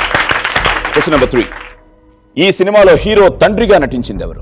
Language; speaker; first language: Telugu; native; Telugu